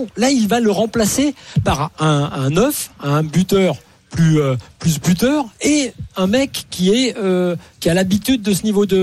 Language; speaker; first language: French; native; French